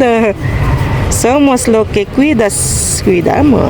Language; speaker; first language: Spanish; non-native, learner; Filipino